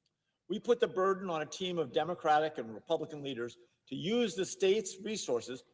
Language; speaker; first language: English; native; English